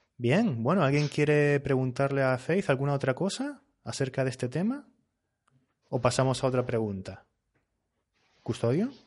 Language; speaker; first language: Spanish; native; Spanish